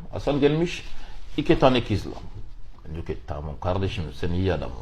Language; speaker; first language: Turkish; non-native, learner; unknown